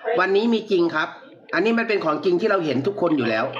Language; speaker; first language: Thai; native; Thai